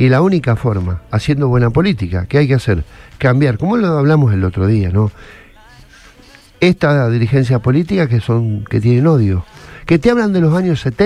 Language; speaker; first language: Spanish; native; Spanish